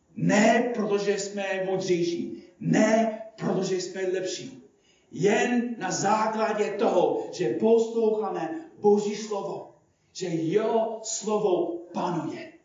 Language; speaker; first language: Czech; non-native, fluent; English